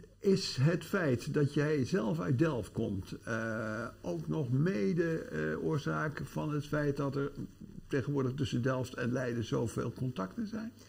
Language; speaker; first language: Dutch; native; Dutch